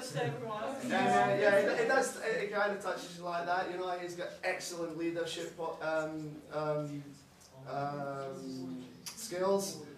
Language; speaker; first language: English; native; English